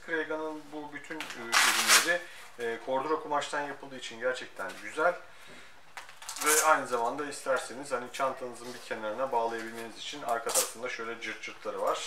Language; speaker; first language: Turkish; native; Turkish